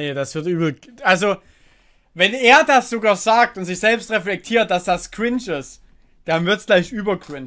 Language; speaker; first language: German; native; German